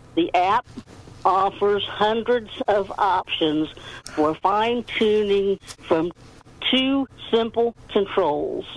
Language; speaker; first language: English; native; English